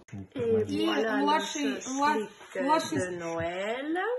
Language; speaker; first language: French; non-native, fluent; Russian